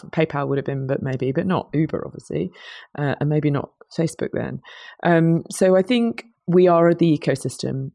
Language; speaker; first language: English; native; English